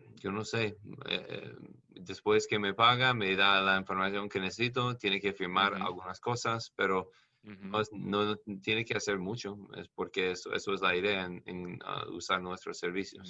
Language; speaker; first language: Spanish; non-native, learner; English